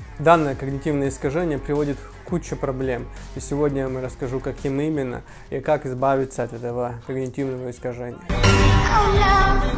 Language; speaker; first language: Russian; native; Russian